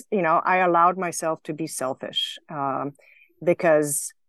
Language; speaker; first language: English; non-native, fluent; Slovenian